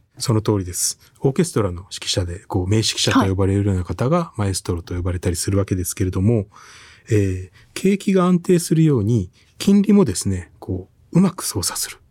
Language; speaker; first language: Japanese; native; Japanese